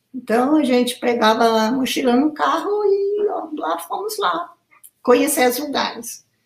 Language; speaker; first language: Portuguese; non-native, fluent; English